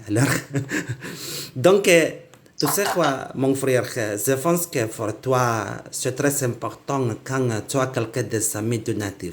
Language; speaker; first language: French; non-native, learner; Indonesian